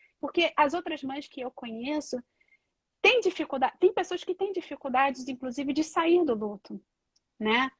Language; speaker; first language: Portuguese; native; Portuguese